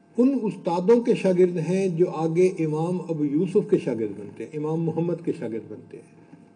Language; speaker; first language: Urdu; non-native, local second language; Punjabi